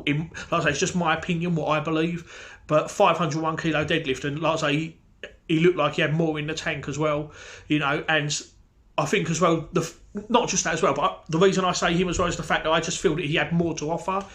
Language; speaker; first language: English; native; English